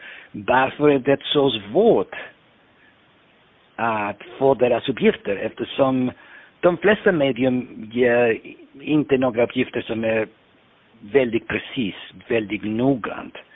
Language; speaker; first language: Swedish; non-native, fluent; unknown